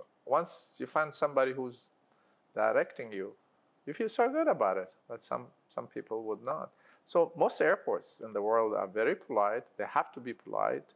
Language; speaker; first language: English; non-native, local second language; Arabic